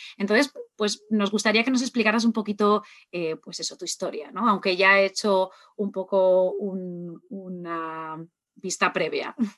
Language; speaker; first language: Spanish; native; Spanish